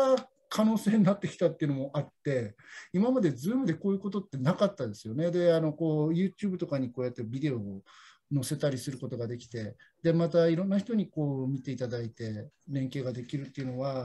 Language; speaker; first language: Japanese; native; Japanese